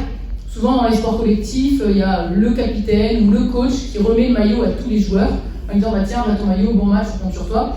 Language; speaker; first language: French; native; French